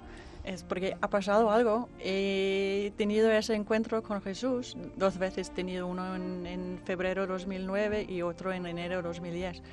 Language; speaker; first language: Spanish; non-native, fluent; Danish